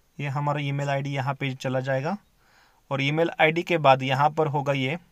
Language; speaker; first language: Hindi; non-native, local second language; Marathi